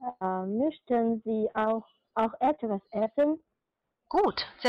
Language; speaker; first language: German; non-native, learner; Chinese